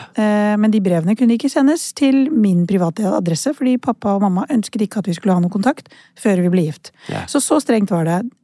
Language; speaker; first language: Norwegian; early bilingual, other home language; Urdu